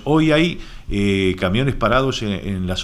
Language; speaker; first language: Spanish; native; Spanish